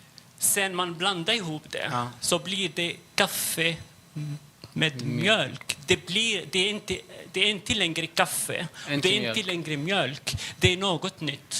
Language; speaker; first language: Swedish; non-native, fluent; Arabic